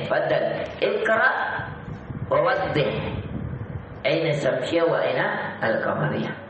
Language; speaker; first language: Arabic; non-native, fluent; Indonesian